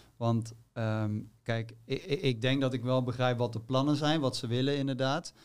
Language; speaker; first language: Dutch; native; Dutch